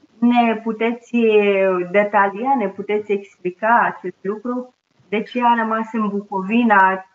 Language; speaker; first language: Romanian; native; Romanian